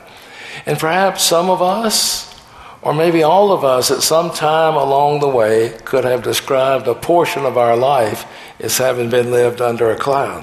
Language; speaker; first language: English; native; English